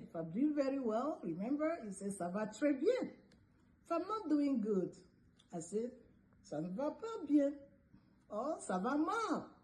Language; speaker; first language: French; non-native, fluent; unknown